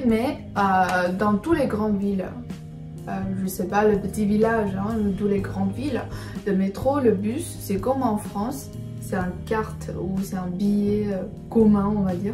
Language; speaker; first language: French; non-native, fluent; Chinese